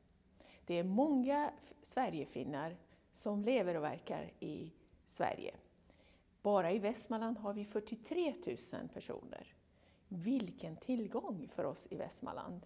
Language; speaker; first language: Swedish; non-native, fluent; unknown